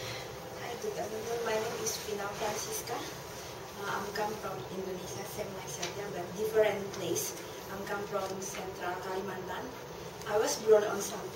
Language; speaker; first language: English; non-native, learner; Indonesian